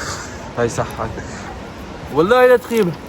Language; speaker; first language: Arabic; native; Arabic